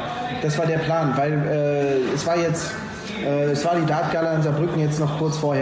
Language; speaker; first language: German; native; German